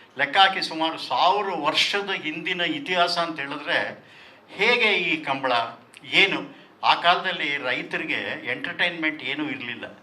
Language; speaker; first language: Kannada; non-native, local second language; Tulu